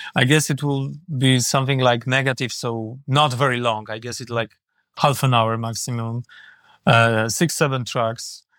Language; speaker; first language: English; non-native, learner; Polish